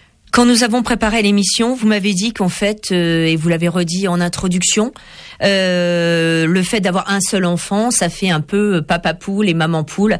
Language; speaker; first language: French; native; French